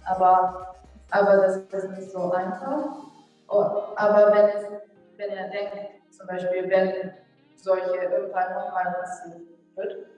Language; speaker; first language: German; non-native, fluent; Japanese